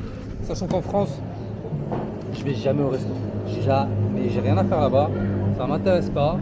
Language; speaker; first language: French; native; French